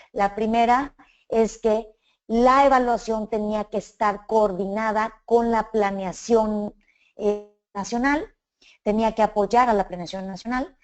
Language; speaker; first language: Spanish; native; Spanish